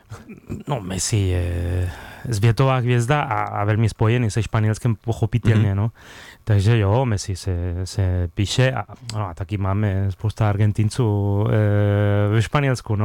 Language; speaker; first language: Czech; non-native, fluent; Spanish